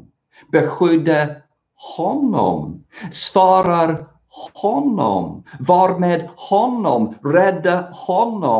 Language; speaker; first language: Swedish; non-native, fluent; English